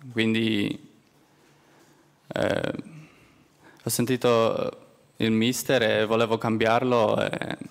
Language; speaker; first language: Italian; non-native, learner; Polish